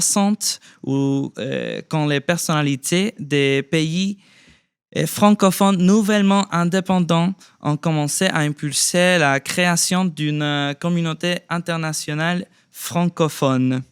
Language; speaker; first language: French; non-native, fluent; Spanish